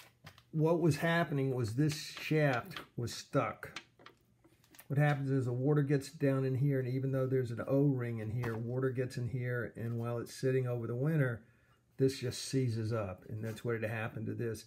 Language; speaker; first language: English; native; English